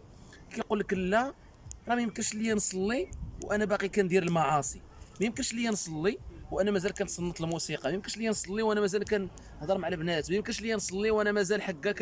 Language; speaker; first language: Arabic; native; Arabic